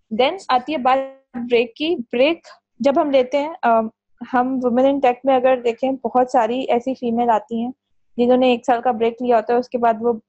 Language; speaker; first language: Urdu; native; Urdu